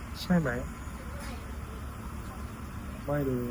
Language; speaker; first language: Thai; non-native, learner; Japanese